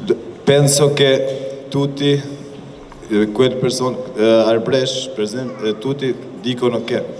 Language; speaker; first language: Italian; non-native, learner; Albanian